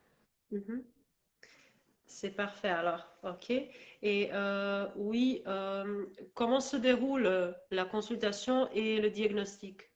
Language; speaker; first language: French; non-native, learner; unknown